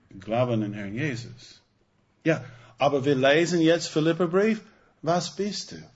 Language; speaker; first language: German; non-native, fluent; English